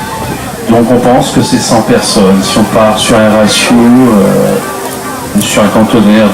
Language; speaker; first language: French; native; French